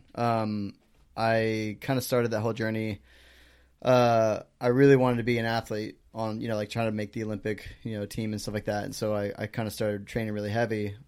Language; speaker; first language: English; native; English